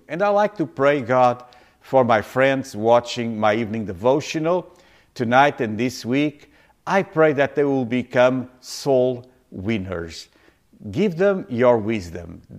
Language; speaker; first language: English; non-native, fluent; Portuguese